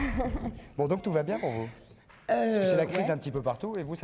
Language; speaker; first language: French; native; French